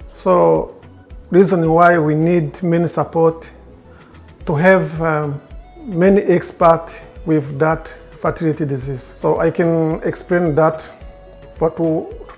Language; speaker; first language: English; non-native, local second language; Kinyarwanda